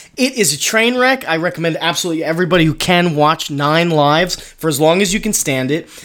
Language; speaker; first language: English; native; English